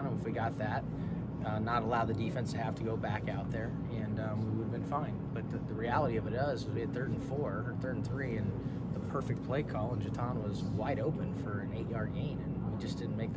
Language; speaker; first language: English; native; English